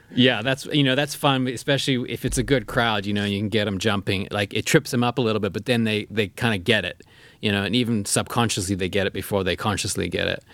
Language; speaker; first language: English; native; English